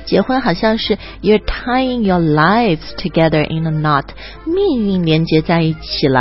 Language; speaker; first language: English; non-native, fluent; Chinese